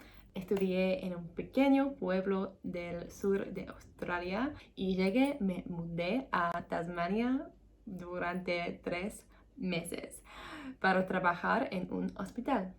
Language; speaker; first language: Spanish; non-native, learner; English